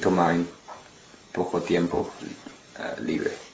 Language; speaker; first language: Spanish; non-native, learner; English